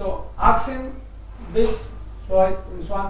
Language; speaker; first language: German; non-native, fluent; Hindi